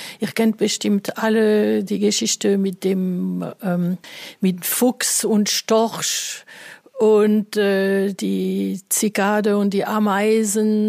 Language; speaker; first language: German; non-native, fluent; French